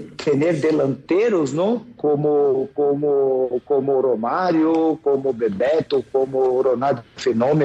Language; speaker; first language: Spanish; non-native, fluent; Portuguese